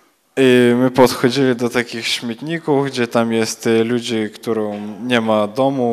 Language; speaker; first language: Polish; non-native, learner; Russian